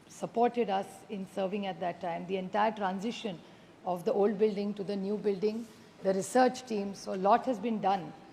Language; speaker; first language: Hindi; non-native, local second language; Marathi